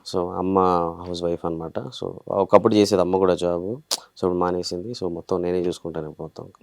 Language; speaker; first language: Telugu; native; Telugu